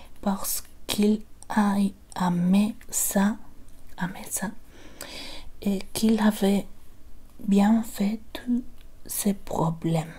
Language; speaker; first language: French; non-native, learner; Spanish